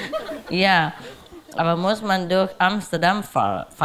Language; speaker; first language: German; non-native, learner; Vietnamese